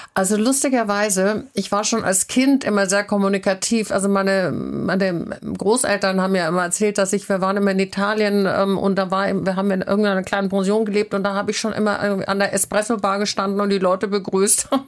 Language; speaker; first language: German; native; German